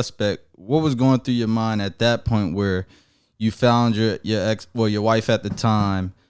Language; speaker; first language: English; native; English